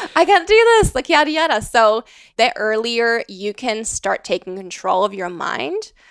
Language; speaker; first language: English; non-native, fluent; Latvian